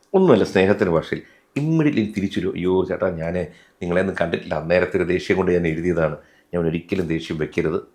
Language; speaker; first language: Malayalam; native; Malayalam